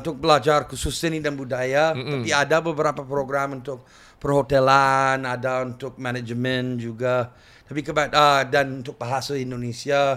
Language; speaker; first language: Indonesian; non-native, fluent; English